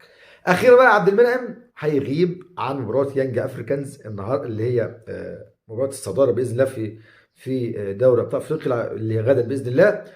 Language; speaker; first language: Arabic; native; Arabic